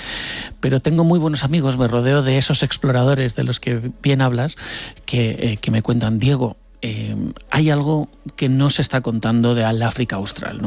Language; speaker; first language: Spanish; native; Spanish